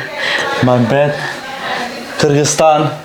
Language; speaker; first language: Kyrgyz; early bilingual, heritage; German